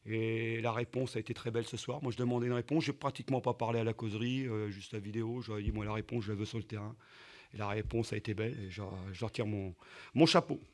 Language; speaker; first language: French; native; French